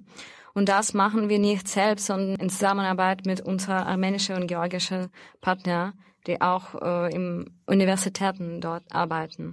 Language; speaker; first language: German; non-native, fluent; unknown